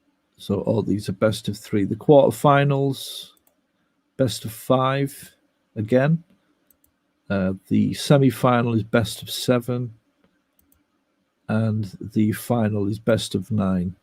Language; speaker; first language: English; native; English